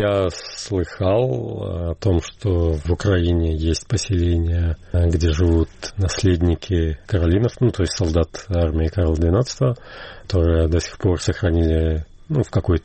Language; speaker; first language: Russian; native; Russian